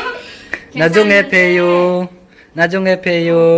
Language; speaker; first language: Korean; non-native, learner; Mizo